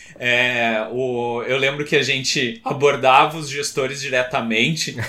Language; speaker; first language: Portuguese; native; Portuguese